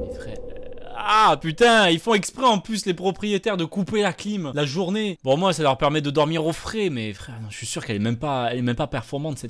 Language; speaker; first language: French; native; French